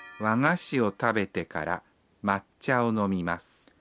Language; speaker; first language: Japanese; non-native, fluent; Korean